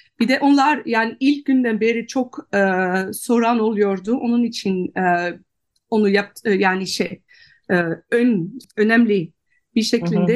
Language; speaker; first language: Turkish; non-native, fluent; Dutch